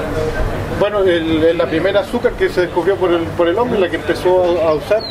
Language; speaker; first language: Spanish; native; Spanish